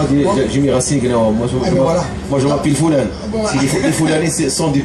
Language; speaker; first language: French; non-native, fluent; Tachelhit